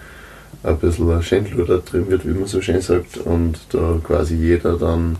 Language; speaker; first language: German; native; German